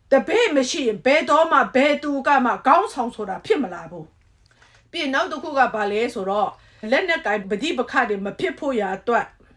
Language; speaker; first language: Burmese; native; Burmese